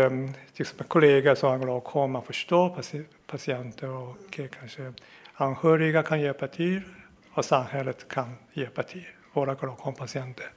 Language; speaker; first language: Swedish; non-native, fluent; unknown